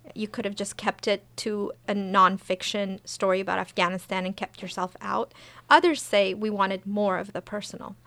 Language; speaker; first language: English; early bilingual, other home language; Persian